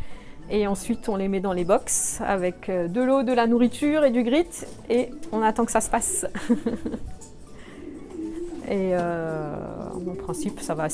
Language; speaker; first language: French; native; French